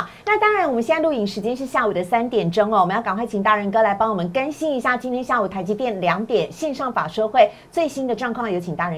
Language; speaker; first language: Chinese; native; Chinese